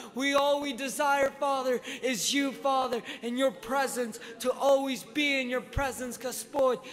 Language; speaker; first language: English; native; English